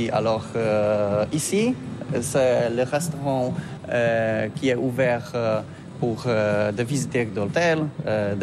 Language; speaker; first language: French; non-native, learner; Polish